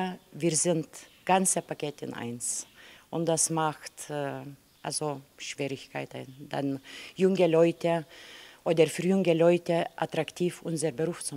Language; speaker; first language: German; non-native, fluent; Lithuanian